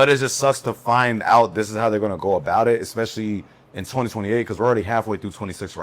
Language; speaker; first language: English; native; English